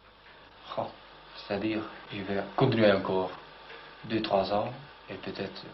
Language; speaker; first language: French; non-native, fluent; Dutch